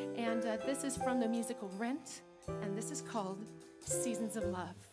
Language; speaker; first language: English; native; English